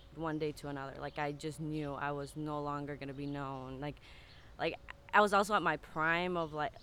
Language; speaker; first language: English; non-native, fluent; Spanish